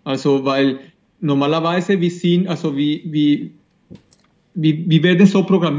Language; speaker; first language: German; non-native, fluent; Spanish